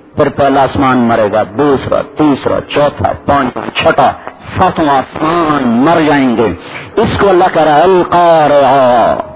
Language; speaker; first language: Urdu; non-native, local second language; Saraiki